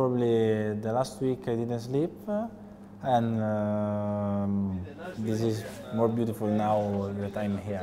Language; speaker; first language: English; non-native, learner; Italian